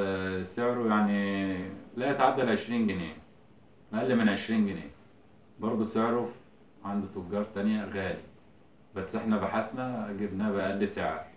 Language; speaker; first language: Arabic; native; Arabic